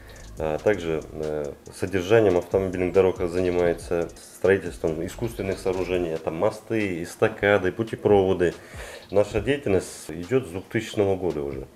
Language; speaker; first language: Russian; native; Russian